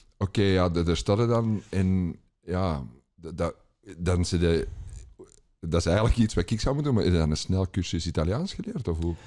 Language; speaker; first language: Dutch; native; Dutch